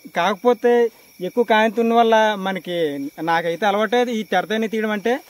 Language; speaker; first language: Telugu; non-native, local second language; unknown